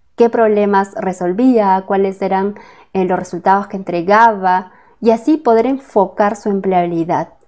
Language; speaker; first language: Spanish; native; Spanish